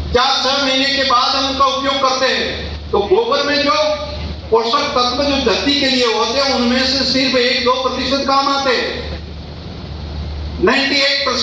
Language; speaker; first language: Hindi; non-native, local second language; Gujarati